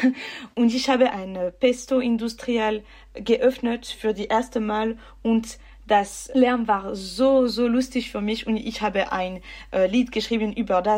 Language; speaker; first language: German; non-native, local second language; French